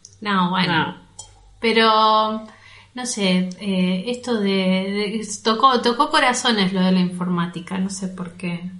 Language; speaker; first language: Spanish; native; Spanish